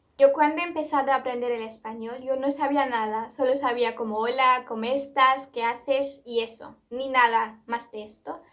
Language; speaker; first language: Spanish; non-native, fluent; Turkish